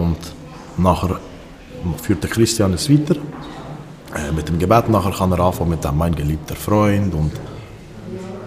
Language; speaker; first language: German; early bilingual, other home language; Albanian